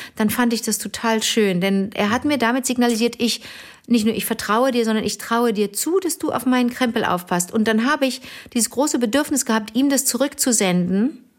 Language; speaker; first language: German; native; German